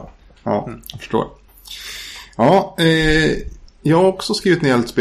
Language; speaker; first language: Swedish; native; Swedish